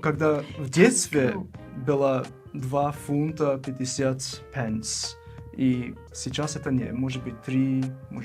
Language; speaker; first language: Russian; non-native, fluent; English